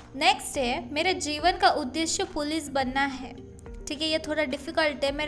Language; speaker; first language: Hindi; native; Hindi